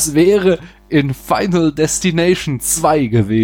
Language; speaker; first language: German; native; German